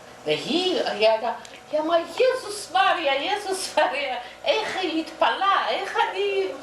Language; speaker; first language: Hebrew; non-native, fluent; Yiddish